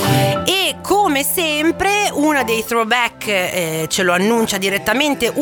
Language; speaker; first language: Italian; native; Italian